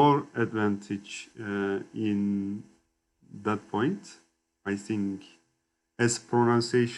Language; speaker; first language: English; non-native, learner; Turkish